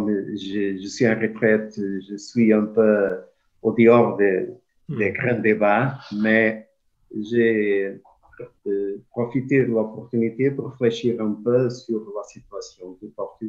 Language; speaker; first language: French; non-native, fluent; Portuguese